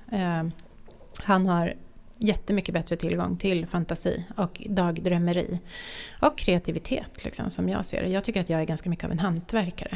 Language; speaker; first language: Swedish; native; Swedish